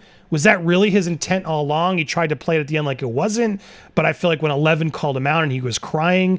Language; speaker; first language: English; native; English